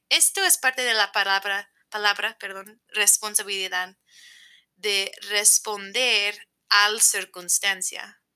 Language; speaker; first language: Spanish; non-native, fluent; English